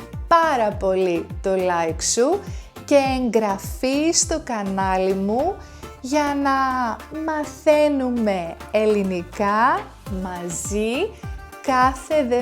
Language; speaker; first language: Greek; native; Greek